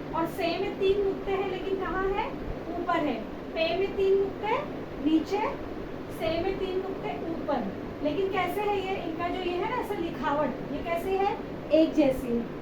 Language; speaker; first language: Hindi; native; Hindi